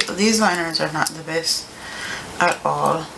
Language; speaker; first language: English; native; English